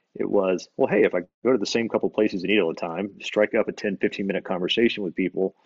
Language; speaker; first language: English; native; English